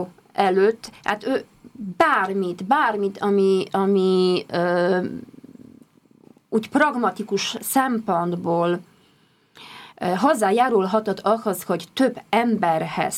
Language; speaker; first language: Hungarian; non-native, fluent; Polish